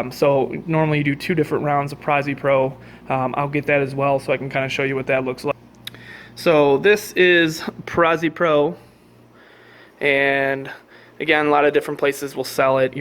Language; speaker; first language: English; native; English